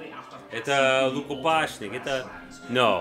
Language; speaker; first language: Russian; non-native, learner; English